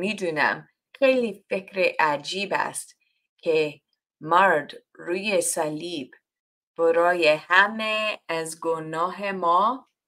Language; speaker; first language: Persian; non-native, learner; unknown